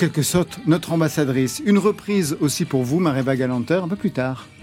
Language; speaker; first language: French; native; French